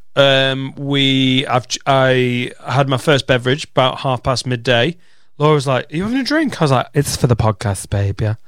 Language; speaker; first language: English; native; English